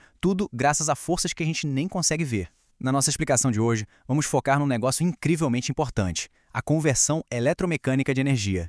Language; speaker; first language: Portuguese; native; Portuguese